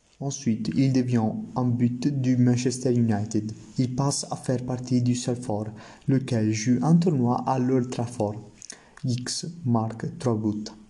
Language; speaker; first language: French; non-native, learner; Italian